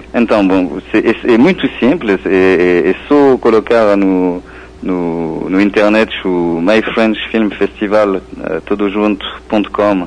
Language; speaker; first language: Portuguese; non-native, fluent; French